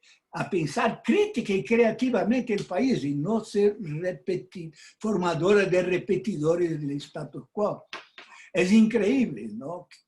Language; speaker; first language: Spanish; non-native, fluent; Portuguese